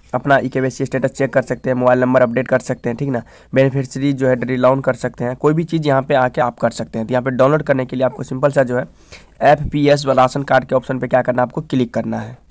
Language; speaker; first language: Hindi; native; Hindi